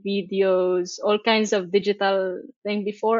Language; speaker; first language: English; non-native, local second language; Filipino